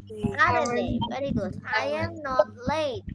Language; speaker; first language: English; non-native, fluent; Indonesian